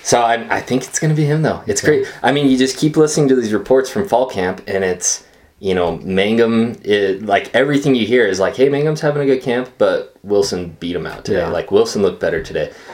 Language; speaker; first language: English; native; English